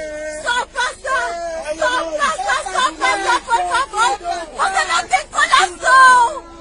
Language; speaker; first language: Portuguese; non-native, learner; Haitian Creole